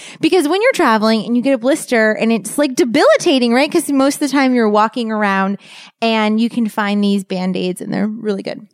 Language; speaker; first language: English; native; English